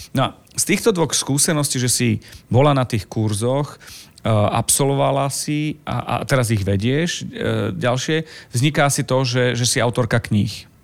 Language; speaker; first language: Slovak; native; Slovak